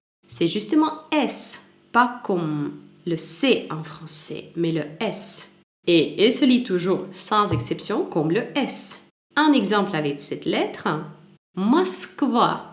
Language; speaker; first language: French; non-native, fluent; Russian